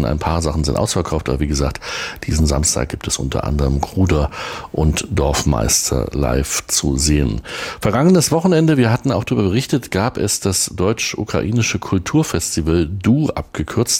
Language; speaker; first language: German; native; German